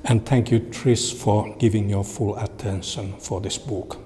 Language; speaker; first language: English; non-native, fluent; Finnish